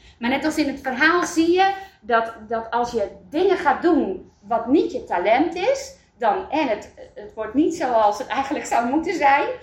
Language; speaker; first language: Dutch; native; Dutch